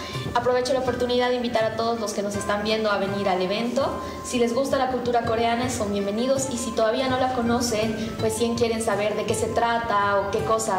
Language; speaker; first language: Spanish; native; Spanish